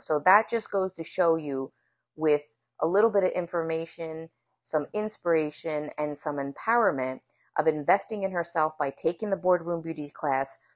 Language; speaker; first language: English; native; English